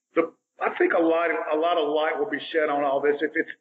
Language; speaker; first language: English; native; English